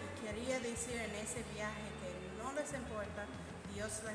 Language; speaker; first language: Spanish; non-native, fluent; English